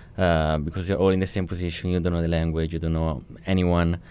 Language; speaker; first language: English; non-native, fluent; Italian